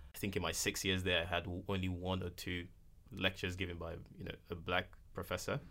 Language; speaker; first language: English; non-native, local second language; Yoruba